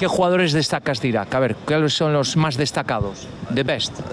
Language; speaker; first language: Spanish; native; Spanish